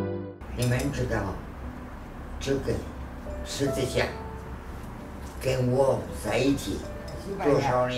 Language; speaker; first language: Chinese; non-native, fluent; Spanish